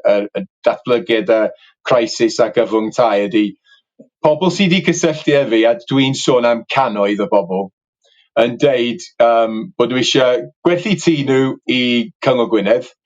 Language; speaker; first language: Welsh; native; Welsh